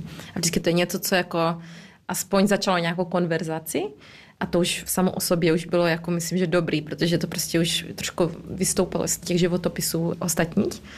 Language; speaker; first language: Czech; early bilingual, heritage; Czech